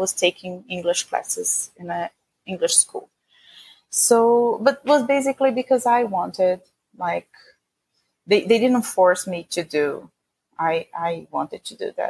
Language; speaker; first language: English; non-native, fluent; Portuguese